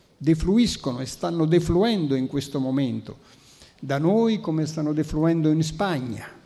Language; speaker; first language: Italian; native; Italian